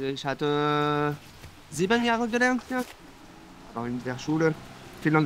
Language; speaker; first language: German; non-native, learner; French